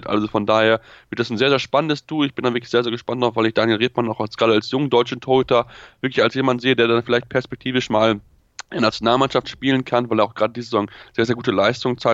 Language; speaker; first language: German; native; German